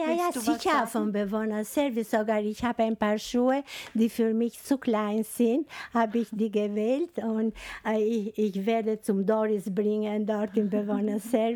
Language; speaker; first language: German; non-native, learner; Albanian